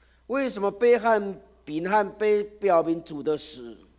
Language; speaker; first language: Chinese; native; Chinese